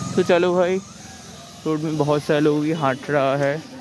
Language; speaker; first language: Hindi; non-native, local second language; Bangla